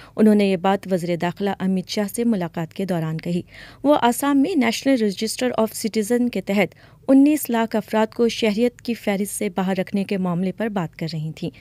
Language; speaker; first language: Urdu; native; Urdu